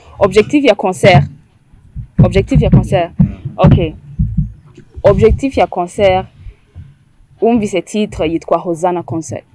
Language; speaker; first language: Rundi; early bilingual, heritage; Rundi